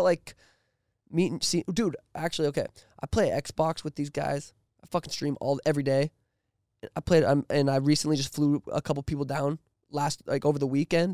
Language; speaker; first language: English; native; English